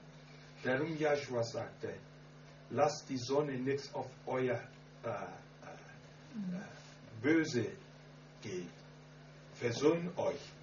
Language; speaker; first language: German; non-native, learner; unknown